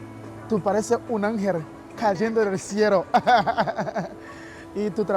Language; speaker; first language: Spanish; non-native, learner; Haitian Creole